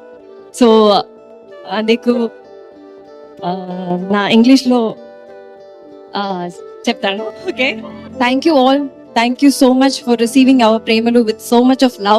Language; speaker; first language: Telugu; non-native, learner; Malayalam